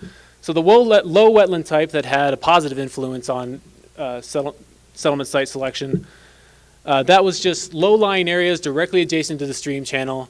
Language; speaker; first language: English; native; English